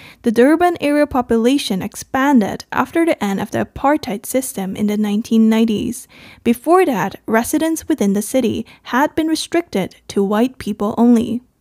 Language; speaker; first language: English; non-native, fluent; Chinese